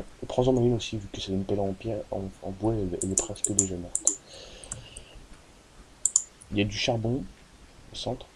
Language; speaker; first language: French; native; French